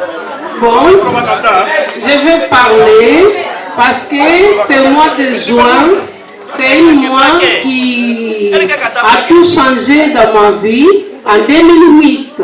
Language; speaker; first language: French; non-native, fluent; Portuguese